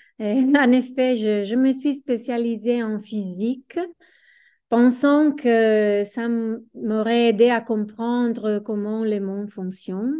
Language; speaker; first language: French; non-native, fluent; Italian